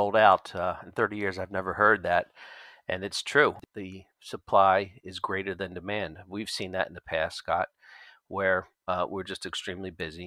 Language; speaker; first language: English; native; English